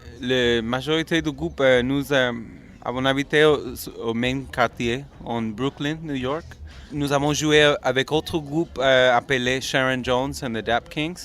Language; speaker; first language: French; non-native, fluent; English